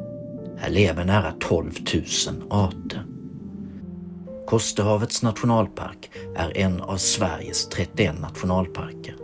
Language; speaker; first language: Swedish; native; Swedish